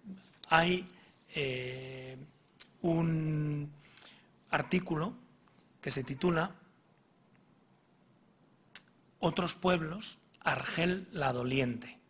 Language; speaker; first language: Spanish; native; Spanish